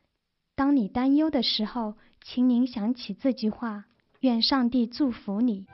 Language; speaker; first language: Chinese; native; Chinese